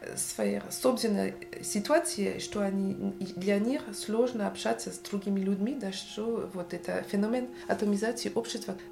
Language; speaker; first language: Russian; non-native, fluent; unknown